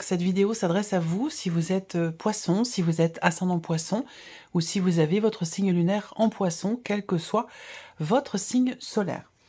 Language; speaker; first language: French; native; French